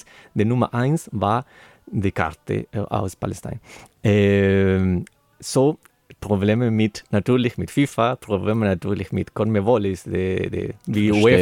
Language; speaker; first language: German; non-native, learner; Spanish